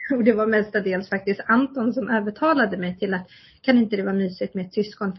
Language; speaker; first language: Swedish; early bilingual, other home language; Kurdish